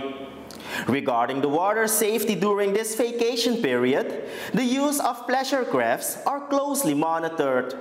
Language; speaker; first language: English; non-native, local second language; Dutch